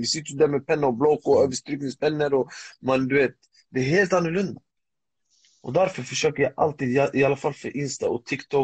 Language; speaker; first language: Swedish; early bilingual, other home language; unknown